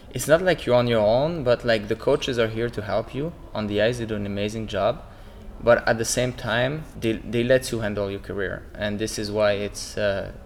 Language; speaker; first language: English; non-native, fluent; French